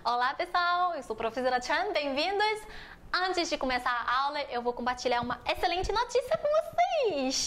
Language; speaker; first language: Portuguese; non-native, fluent; Chinese